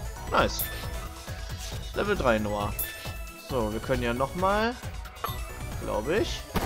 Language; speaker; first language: German; native; German